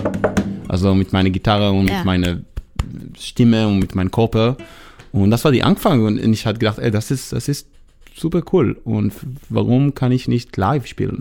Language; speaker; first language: German; non-native, fluent; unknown